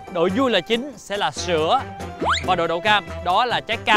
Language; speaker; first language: Vietnamese; native; Vietnamese